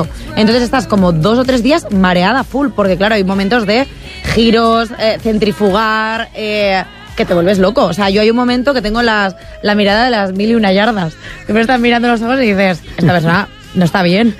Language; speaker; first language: Spanish; native; Spanish